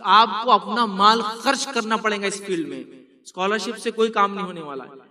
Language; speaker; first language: Urdu; native; Urdu